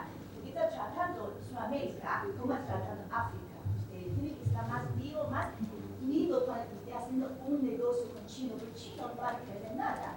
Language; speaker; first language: Spanish; non-native, learner; Chinese